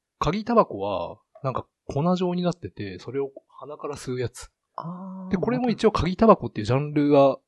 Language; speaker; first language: Japanese; native; Japanese